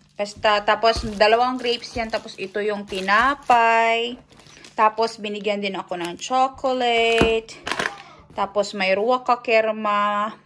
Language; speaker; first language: Filipino; native; Filipino